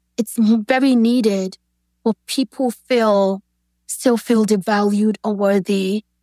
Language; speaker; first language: English; non-native, local second language; Yoruba